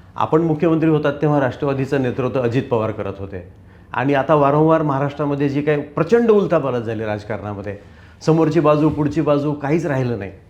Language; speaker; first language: Marathi; native; Marathi